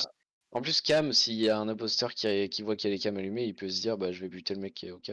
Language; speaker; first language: French; native; French